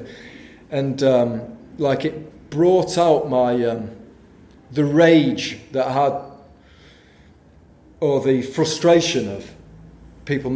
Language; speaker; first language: English; native; English